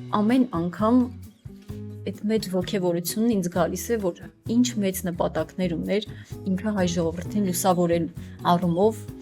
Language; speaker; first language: Armenian; non-native, local second language; Kurdish